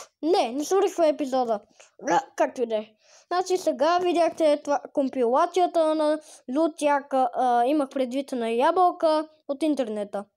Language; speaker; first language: Bulgarian; native; Bulgarian